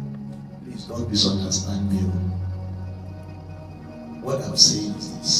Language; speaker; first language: English; non-native, local second language; Igbo